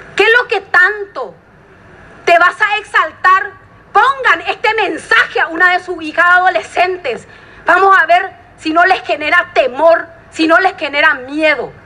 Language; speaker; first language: Spanish; native; Spanish